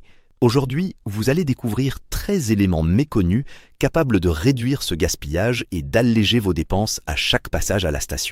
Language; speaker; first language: French; native; French